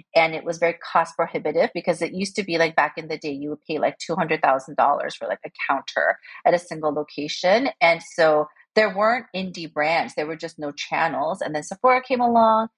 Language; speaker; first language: English; early bilingual, other home language; Korean